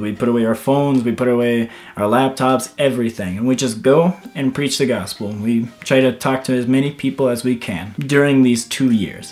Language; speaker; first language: English; native; English